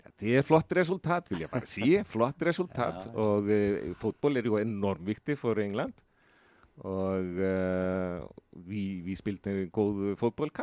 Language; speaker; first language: Norwegian; non-native, fluent; Icelandic